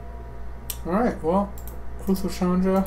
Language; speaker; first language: English; native; English